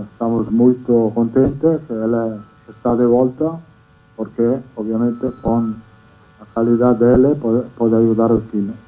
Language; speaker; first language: Portuguese; non-native, fluent; Italian